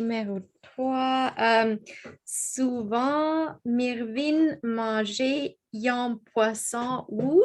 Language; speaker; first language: French; non-native, learner; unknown